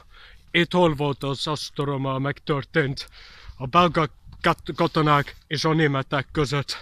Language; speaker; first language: Hungarian; non-native, learner; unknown